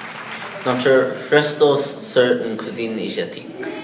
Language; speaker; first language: French; non-native, learner; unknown